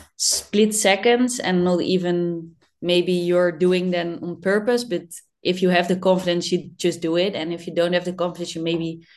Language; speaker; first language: English; non-native, fluent; Dutch